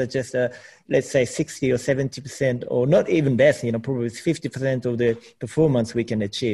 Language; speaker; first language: English; non-native, fluent; Japanese